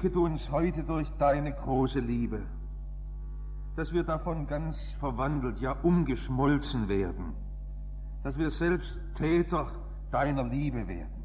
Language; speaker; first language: German; native; German